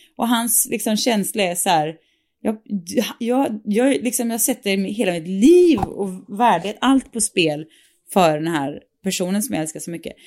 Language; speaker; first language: Swedish; native; Swedish